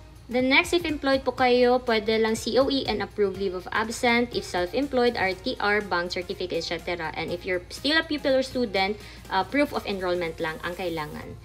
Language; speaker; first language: English; non-native, local second language; Filipino